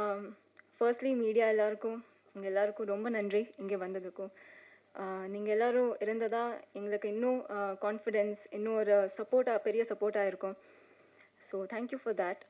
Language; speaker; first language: Tamil; non-native, fluent; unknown